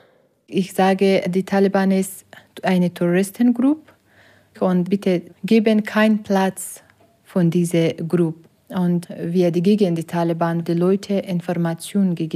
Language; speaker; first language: German; non-native, learner; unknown